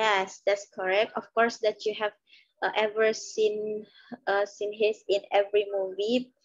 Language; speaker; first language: English; non-native, learner; Indonesian